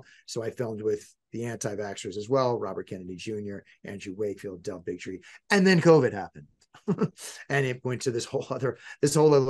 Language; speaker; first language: English; native; English